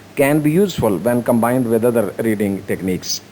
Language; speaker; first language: English; non-native, local second language; Urdu